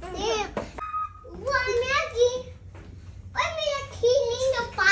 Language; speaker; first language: Spanish; early bilingual, other home language; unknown